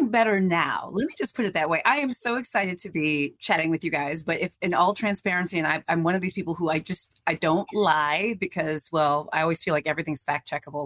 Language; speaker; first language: English; native; English